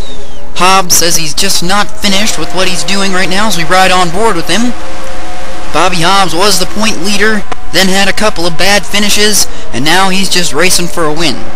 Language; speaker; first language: English; native; English